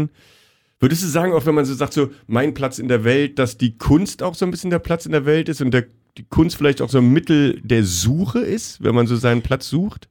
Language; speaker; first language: German; native; German